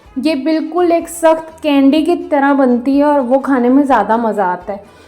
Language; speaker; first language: Hindi; non-native, local second language; Punjabi